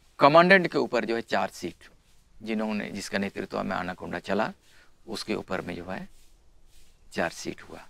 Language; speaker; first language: Hindi; non-native, local second language; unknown